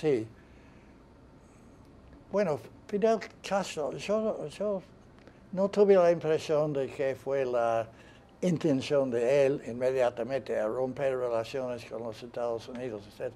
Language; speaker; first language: Spanish; non-native, fluent; English